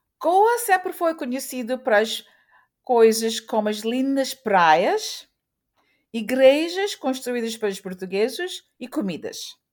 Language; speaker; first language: Portuguese; early bilingual, heritage; Portuguese